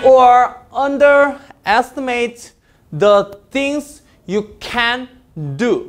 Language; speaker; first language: English; non-native, fluent; Korean